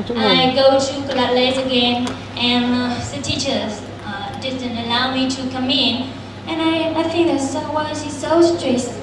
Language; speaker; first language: English; non-native, learner; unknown